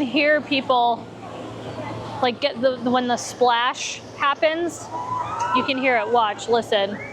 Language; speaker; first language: English; native; English